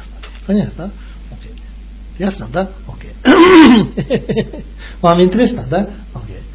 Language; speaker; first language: Russian; non-native, learner; Tibetan